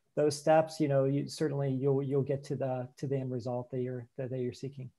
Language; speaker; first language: English; native; English